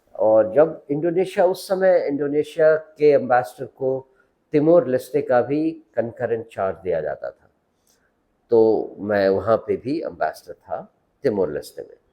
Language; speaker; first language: Hindi; native; Hindi